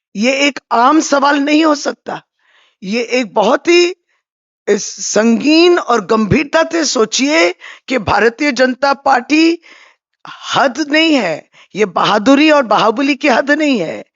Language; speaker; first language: Hindi; non-native, local second language; Bangla